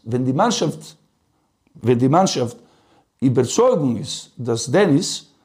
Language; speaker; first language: German; non-native, learner; Serbian